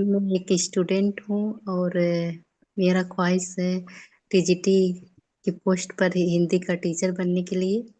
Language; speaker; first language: Hindi; native; Hindi